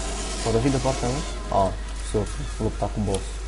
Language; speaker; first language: Romanian; native; Romanian